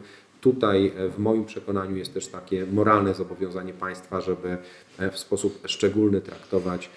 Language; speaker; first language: Polish; native; Polish